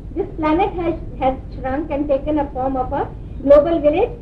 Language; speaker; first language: English; non-native, local second language; Urdu